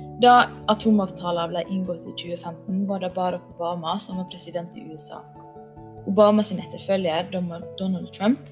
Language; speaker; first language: Norwegian; native; Norwegian